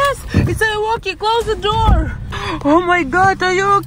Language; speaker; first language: English; non-native, learner; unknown